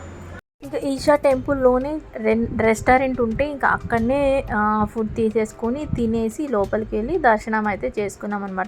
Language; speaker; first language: Telugu; native; Telugu